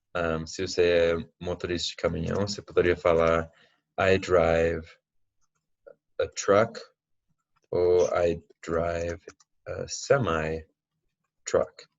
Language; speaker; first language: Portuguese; non-native, fluent; English